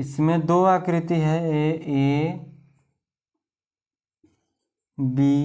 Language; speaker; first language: Hindi; native; Hindi